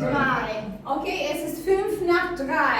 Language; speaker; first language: German; non-native, fluent; Albanian